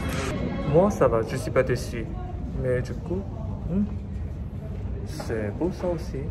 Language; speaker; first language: French; non-native, learner; Korean